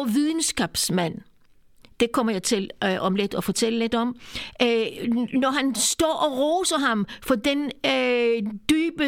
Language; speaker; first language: Danish; non-native, fluent; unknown